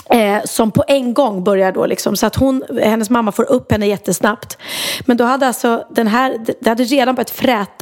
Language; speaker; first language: Swedish; native; Swedish